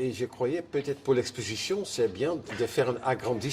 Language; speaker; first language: French; non-native, fluent; Dutch